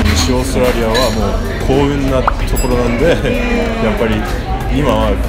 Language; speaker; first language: Japanese; non-native, fluent; English